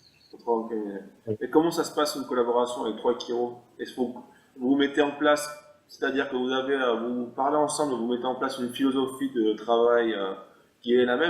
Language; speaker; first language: French; native; French